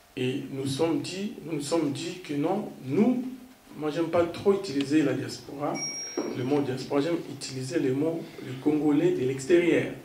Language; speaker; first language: French; non-native, local second language; Kongo